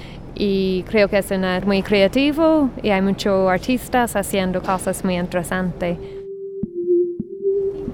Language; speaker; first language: Spanish; non-native, fluent; English